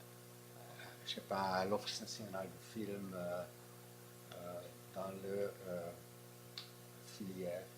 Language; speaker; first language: French; non-native, fluent; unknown